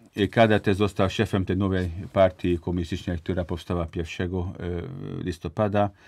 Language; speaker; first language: Polish; non-native, fluent; Hungarian